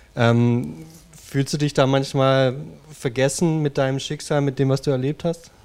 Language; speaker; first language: German; native; German